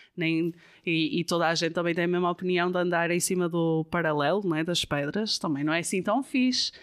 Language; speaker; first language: Portuguese; non-native, fluent; Dutch